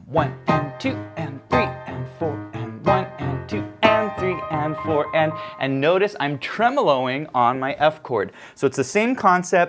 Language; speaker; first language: English; native; English